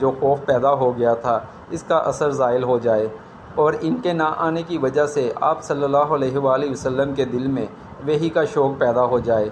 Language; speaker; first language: Urdu; native; Urdu